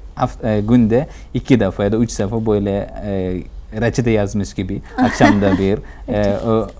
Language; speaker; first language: Turkish; non-native, fluent; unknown